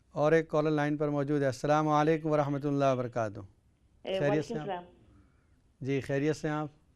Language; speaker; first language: Urdu; native; Urdu